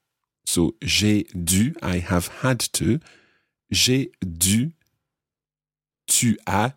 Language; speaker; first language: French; non-native, fluent; English